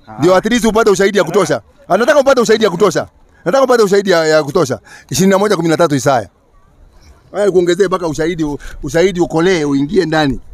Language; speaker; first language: Swahili; non-native, local second language; Kikuyu